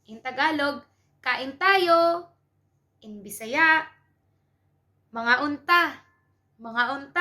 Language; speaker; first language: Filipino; non-native, local second language; Cebuano